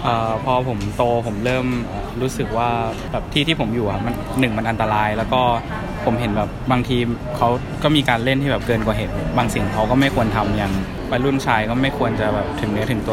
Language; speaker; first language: Thai; native; Thai